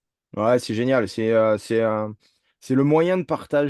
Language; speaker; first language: French; native; French